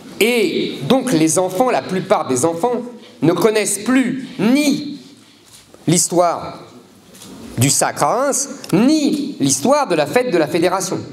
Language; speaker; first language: French; native; French